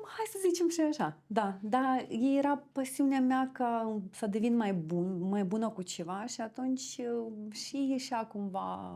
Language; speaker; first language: Romanian; non-native, fluent; Russian